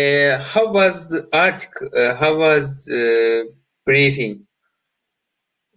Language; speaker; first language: English; non-native, learner; Turkish